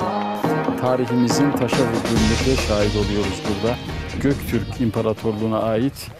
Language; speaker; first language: Turkish; native; Turkish